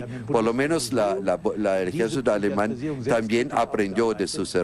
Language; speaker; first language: Spanish; non-native, fluent; German